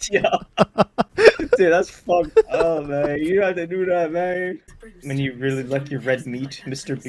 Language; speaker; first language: English; native; English